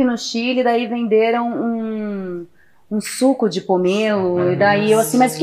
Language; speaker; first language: Portuguese; native; Portuguese